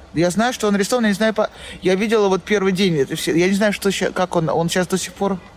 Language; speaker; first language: Russian; native; Russian